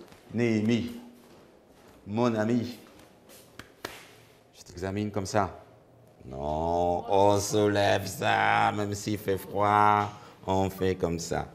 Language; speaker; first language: French; native; French